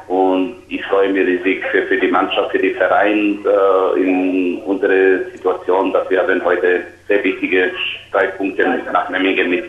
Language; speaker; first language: German; non-native, learner; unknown